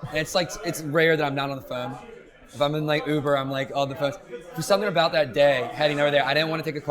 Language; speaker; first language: English; native; English